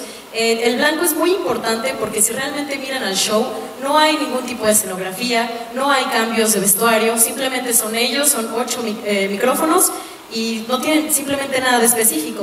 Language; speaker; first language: Spanish; native; Spanish